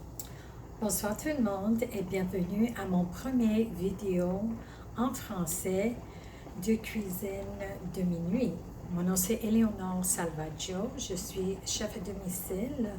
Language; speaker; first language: French; early bilingual, other home language; Italian